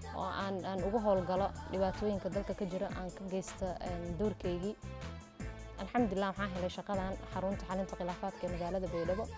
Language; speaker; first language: Somali; native; Somali